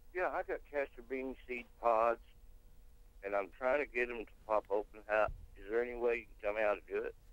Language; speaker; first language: English; native; English